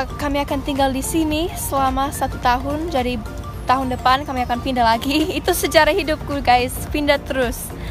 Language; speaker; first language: Indonesian; early bilingual, other home language; English